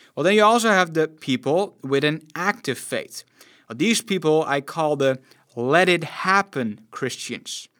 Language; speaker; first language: English; non-native, fluent; Dutch